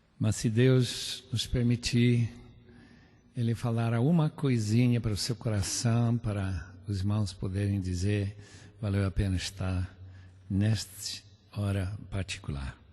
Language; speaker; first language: Portuguese; non-native, fluent; English